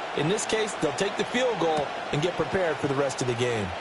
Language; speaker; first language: English; native; English